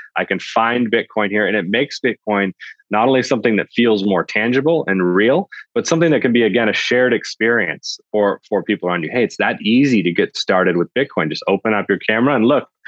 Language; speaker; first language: English; native; English